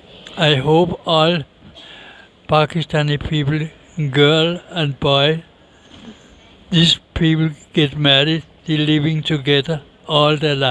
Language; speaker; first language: English; non-native, learner; Danish